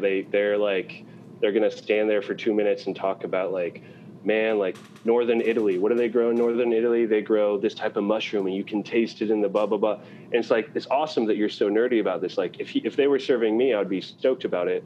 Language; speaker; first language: English; native; English